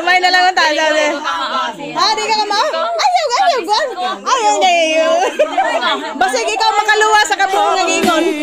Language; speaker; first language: Cebuano; native; Cebuano